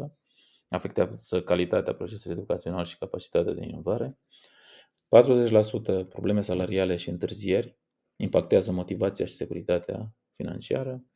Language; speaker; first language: Romanian; native; Romanian